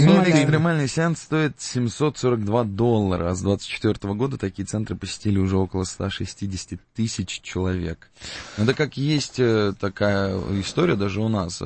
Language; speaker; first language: Russian; native; Russian